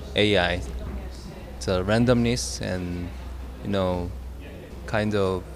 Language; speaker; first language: English; non-native, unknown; Korean